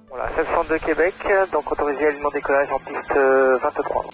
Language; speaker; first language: French; native; French